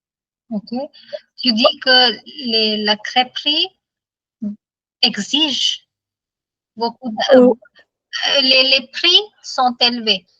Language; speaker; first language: French; non-native, fluent; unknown